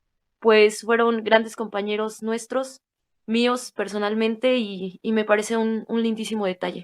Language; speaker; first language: Spanish; native; Spanish